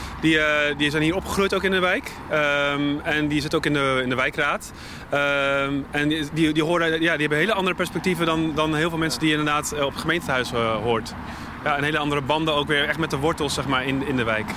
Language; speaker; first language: Dutch; native; Dutch